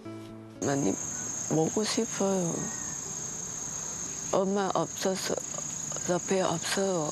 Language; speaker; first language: Korean; non-native, learner; Vietnamese